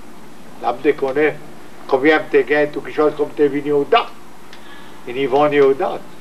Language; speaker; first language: French; native; French